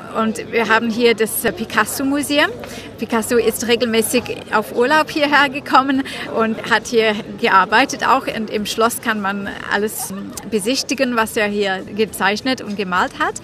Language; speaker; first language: German; non-native, fluent; French